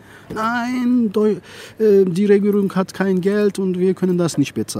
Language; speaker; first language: German; non-native, fluent; Turkish